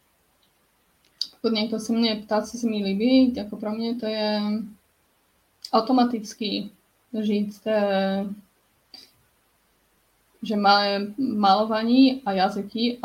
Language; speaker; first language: Czech; non-native, learner; Polish